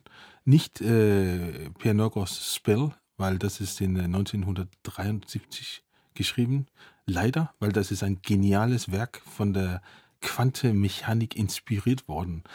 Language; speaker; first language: German; non-native, fluent; Danish